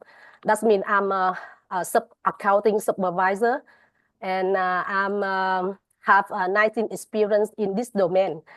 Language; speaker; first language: English; non-native, fluent; Vietnamese